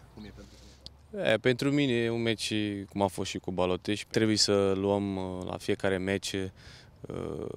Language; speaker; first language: Romanian; non-native, fluent; Portuguese